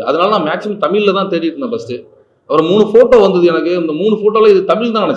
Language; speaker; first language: Tamil; native; Tamil